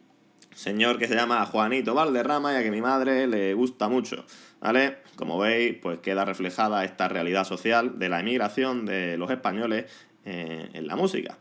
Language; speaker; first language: Spanish; native; Spanish